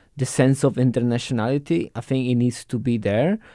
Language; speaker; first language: English; non-native, fluent; Italian